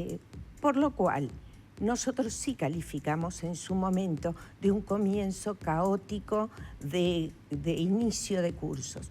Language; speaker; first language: Spanish; native; Spanish